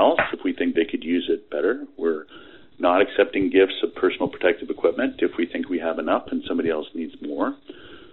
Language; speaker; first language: English; native; English